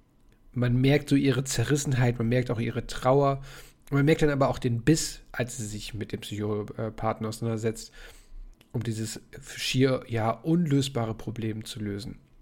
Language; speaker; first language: German; native; German